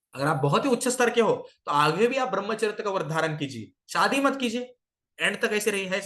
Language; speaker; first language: Hindi; non-native, local second language; Marathi